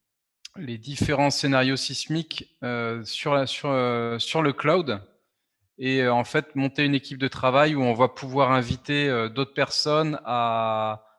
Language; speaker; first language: French; native; French